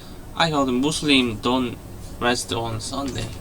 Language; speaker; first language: English; non-native, learner; Korean